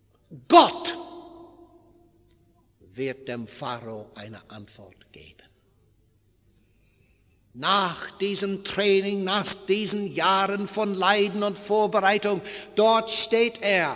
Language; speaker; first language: German; non-native, fluent; English